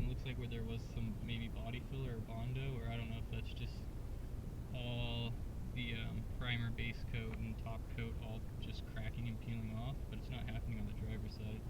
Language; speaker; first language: English; native; English